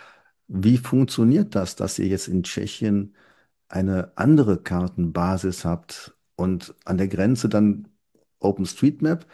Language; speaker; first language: German; native; German